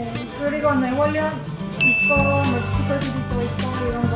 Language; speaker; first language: Korean; non-native, learner; Spanish